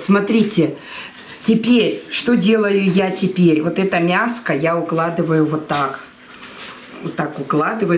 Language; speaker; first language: Russian; native; Russian